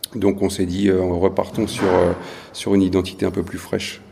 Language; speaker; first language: French; native; French